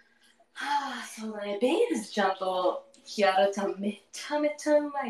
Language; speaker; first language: Japanese; non-native, learner; English